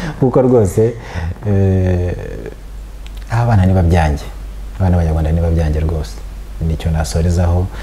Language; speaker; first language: Kinyarwanda; early bilingual, heritage; Kinyarwanda